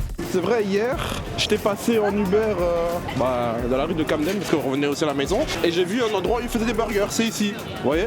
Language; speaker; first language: French; native; French